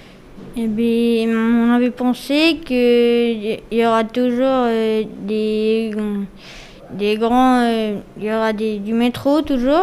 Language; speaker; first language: French; early bilingual, heritage; French